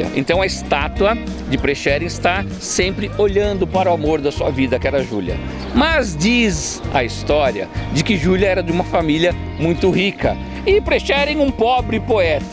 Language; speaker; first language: Portuguese; native; Portuguese